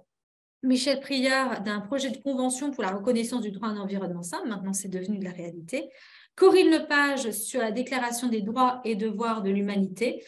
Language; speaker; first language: French; native; French